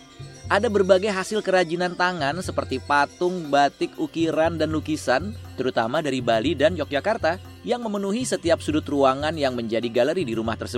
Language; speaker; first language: Indonesian; native; Indonesian